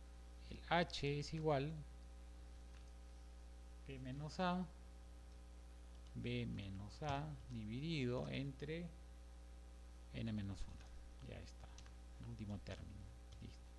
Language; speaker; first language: Spanish; native; Spanish